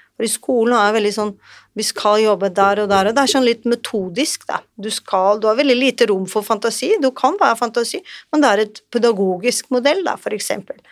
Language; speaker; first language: Norwegian; non-native, fluent; Portuguese